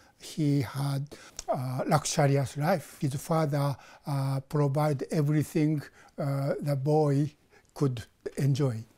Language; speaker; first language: English; non-native, fluent; Japanese